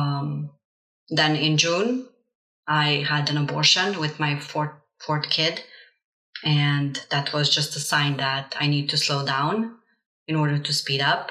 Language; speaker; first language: English; non-native, fluent; Slovenian